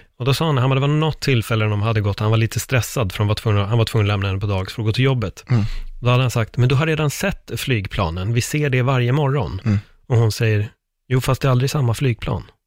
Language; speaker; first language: Swedish; native; Swedish